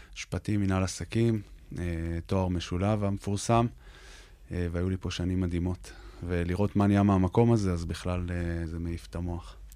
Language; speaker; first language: Hebrew; native; Hebrew